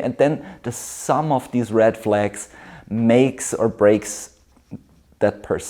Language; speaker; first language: English; non-native, fluent; German